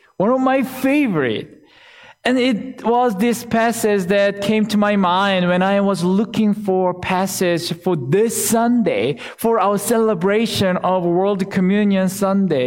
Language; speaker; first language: English; non-native, fluent; Korean